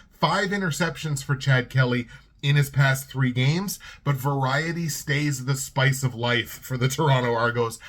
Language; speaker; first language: English; native; English